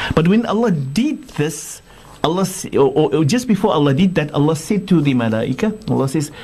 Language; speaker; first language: English; non-native, local second language; Afrikaans